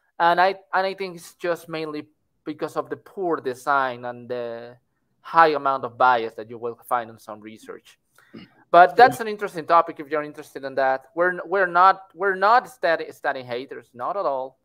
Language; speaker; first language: English; non-native, fluent; Spanish